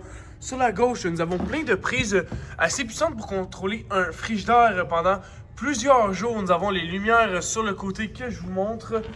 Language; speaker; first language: French; native; French